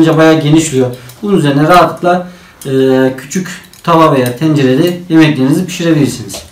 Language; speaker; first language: Turkish; native; Turkish